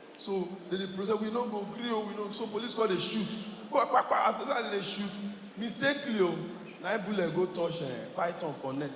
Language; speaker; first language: Nigerian Pidgin; native; Nigerian Pidgin